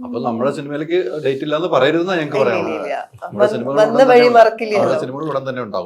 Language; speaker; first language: Malayalam; native; Malayalam